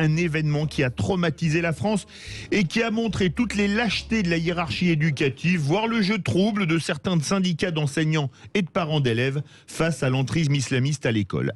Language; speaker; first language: French; native; French